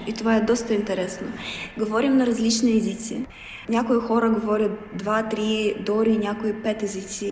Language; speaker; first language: Bulgarian; non-native, learner; Russian